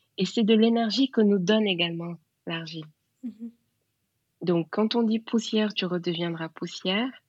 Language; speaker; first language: French; non-native, local second language; Wolof